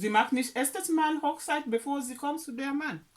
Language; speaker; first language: German; non-native, learner; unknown